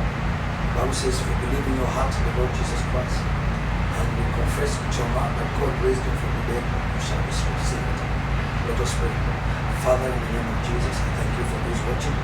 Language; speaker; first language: English; non-native, local second language; Yoruba